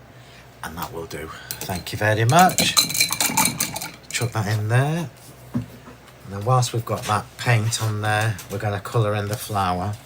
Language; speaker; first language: English; native; English